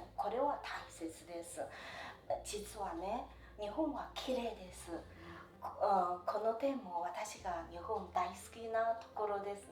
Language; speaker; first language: Japanese; non-native, fluent; Chinese